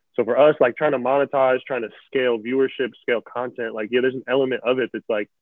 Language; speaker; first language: English; native; English